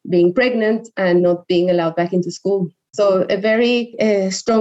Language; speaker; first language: English; non-native, fluent; Spanish